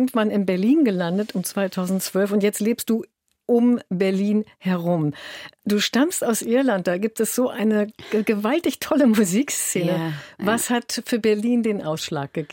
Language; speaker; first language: German; native; German